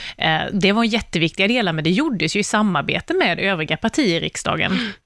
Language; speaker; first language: Swedish; native; Swedish